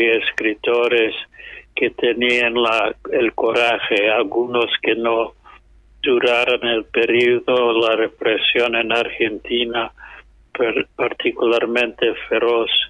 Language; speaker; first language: Spanish; non-native, fluent; English